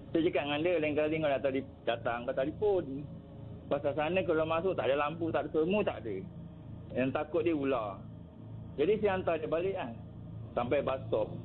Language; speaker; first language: Malay; native; Malay